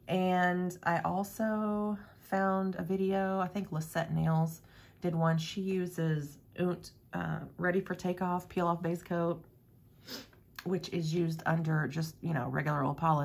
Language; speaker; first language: English; native; English